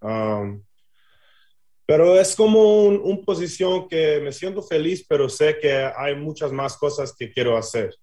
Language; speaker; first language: Spanish; early bilingual, heritage; English